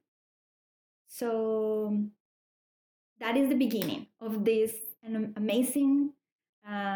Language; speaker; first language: English; non-native, learner; Spanish